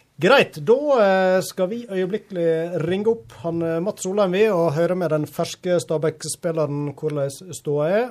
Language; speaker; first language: Norwegian; native; Norwegian